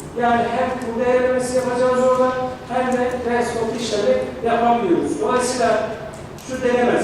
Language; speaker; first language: Turkish; native; Turkish